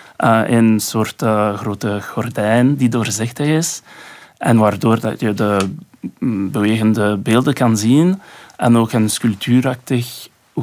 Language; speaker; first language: Dutch; non-native, local second language; French